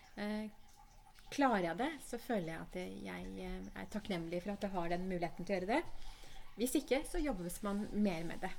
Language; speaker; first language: Norwegian; early bilingual, other home language; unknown